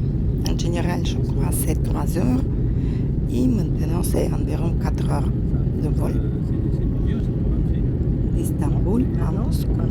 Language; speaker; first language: French; non-native, fluent; Russian